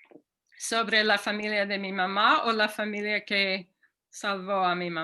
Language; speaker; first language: Spanish; non-native, fluent; English